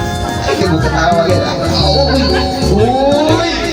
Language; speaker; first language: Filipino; non-native, local second language; Cebuano